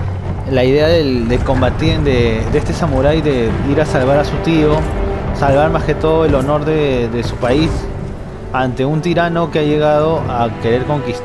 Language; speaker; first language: Spanish; native; Spanish